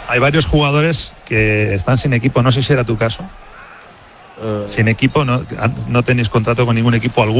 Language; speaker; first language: Spanish; native; Spanish